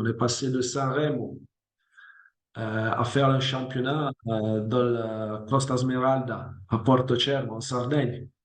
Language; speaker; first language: French; non-native, fluent; Italian